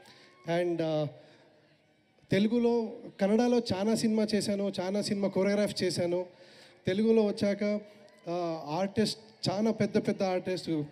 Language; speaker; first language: Telugu; non-native, learner; Kannada